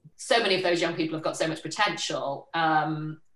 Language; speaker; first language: English; native; English